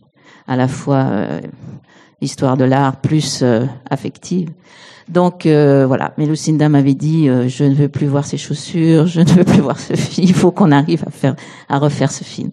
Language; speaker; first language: French; native; French